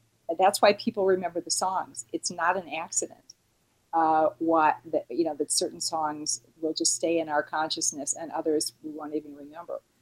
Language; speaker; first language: English; native; English